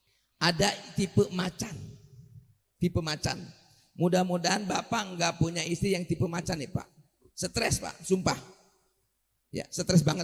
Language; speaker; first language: Indonesian; native; Indonesian